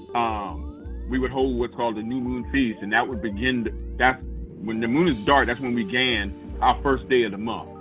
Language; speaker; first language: English; native; English